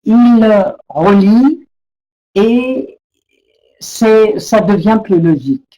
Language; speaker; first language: French; non-native, fluent; Russian